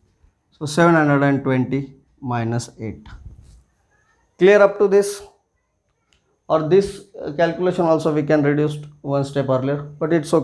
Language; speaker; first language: English; non-native, local second language; Marathi